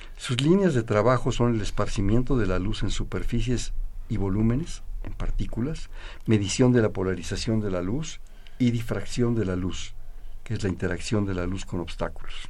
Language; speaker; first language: Spanish; native; Spanish